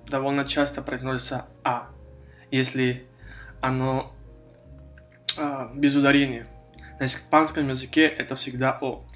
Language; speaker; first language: Russian; non-native, fluent; Spanish